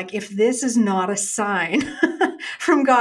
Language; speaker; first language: English; native; English